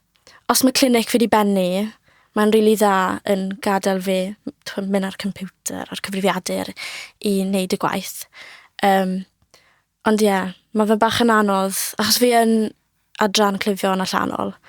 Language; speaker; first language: Welsh; native; Welsh